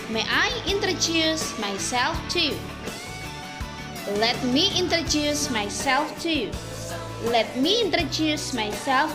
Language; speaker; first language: English; non-native, fluent; Indonesian